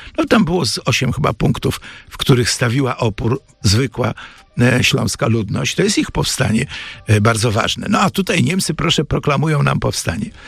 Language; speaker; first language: Polish; native; Polish